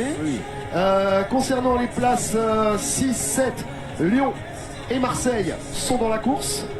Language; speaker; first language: French; native; French